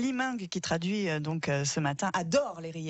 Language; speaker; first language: French; native; French